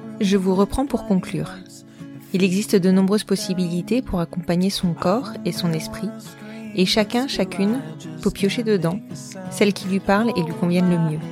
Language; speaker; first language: French; native; French